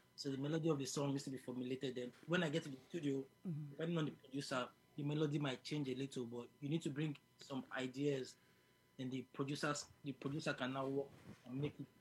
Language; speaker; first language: English; non-native, local second language; Yoruba